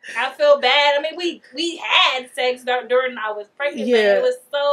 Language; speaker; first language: English; native; English